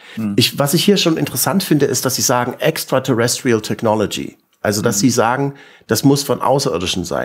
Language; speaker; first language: German; native; German